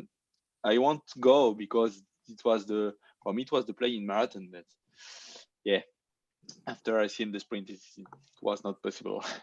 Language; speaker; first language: English; non-native, learner; French